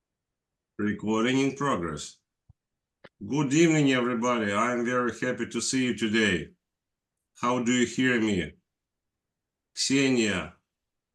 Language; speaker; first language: English; non-native, fluent; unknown